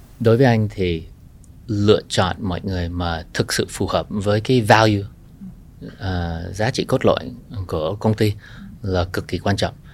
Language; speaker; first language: Vietnamese; early bilingual, heritage; Vietnamese